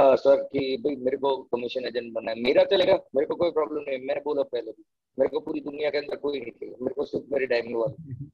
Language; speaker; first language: Hindi; non-native, local second language; Gujarati